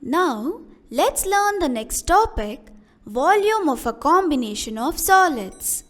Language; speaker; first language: English; non-native, local second language; Kannada